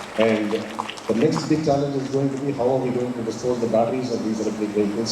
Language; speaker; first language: English; non-native, local second language; Tamil